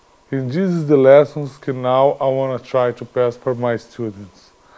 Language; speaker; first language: English; non-native, learner; Portuguese